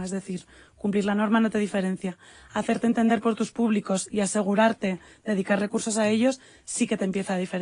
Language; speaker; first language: Spanish; native; Spanish